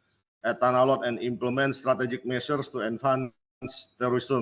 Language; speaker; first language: English; non-native, local second language; Indonesian